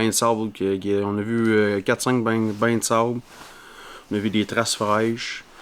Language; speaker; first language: French; native; French